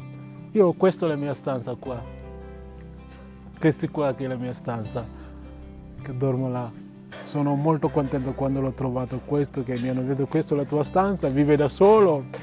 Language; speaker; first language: Italian; non-native, learner; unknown